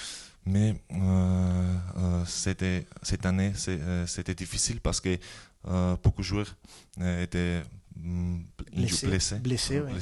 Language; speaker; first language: French; non-native, learner; Georgian